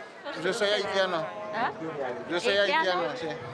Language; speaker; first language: Spanish; non-native, learner; Haitian Creole